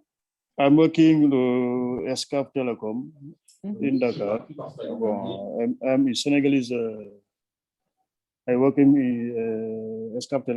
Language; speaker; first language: English; non-native, learner; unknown